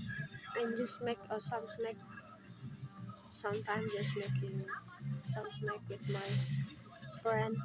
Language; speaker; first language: English; non-native, learner; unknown